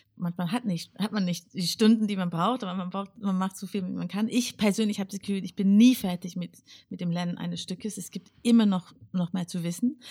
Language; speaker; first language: German; non-native, fluent; English